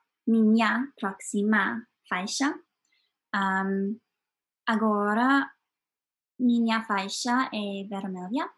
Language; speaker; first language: Portuguese; non-native, learner; English